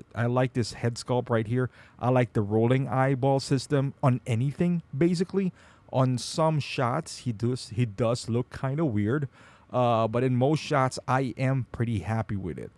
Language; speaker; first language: English; native; English